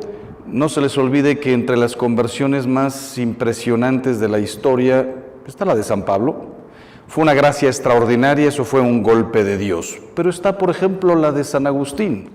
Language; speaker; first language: Spanish; native; Spanish